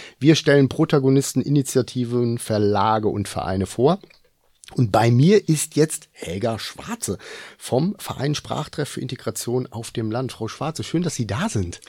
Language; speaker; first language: German; native; German